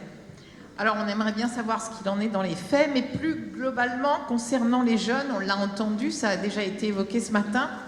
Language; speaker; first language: French; native; French